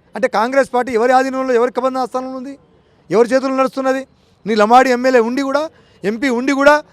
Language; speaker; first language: Telugu; non-native, local second language; Lambadi